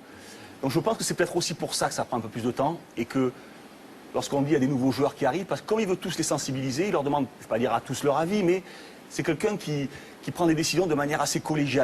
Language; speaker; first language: French; native; French